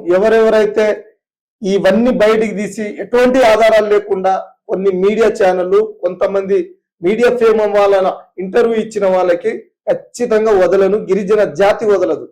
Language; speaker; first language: Telugu; non-native, local second language; Lambadi